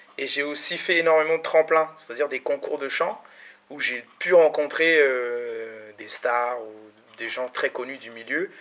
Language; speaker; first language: French; early bilingual, other home language; Malagasy